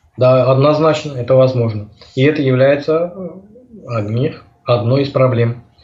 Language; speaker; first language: Russian; native; Russian